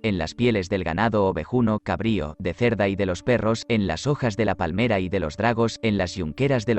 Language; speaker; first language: Spanish; native; Spanish